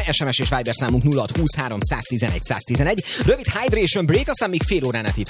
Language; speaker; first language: Hungarian; native; Hungarian